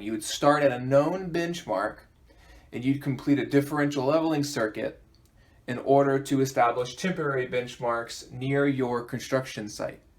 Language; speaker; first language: English; native; English